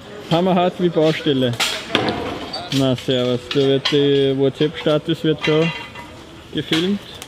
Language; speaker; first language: German; native; German